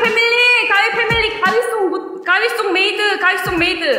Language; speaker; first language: English; non-native, learner; Korean